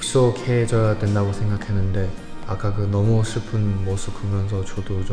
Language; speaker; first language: Korean; non-native, learner; Chinese